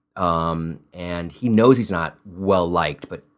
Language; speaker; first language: English; early bilingual, other home language; Italian